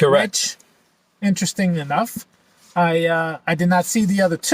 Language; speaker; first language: English; native; English